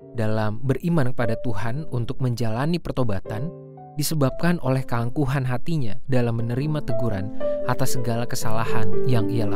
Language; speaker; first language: Indonesian; native; Indonesian